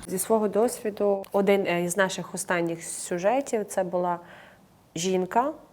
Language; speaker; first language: Ukrainian; non-native, local second language; Romany